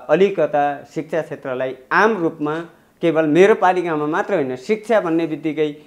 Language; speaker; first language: Nepali; native; Nepali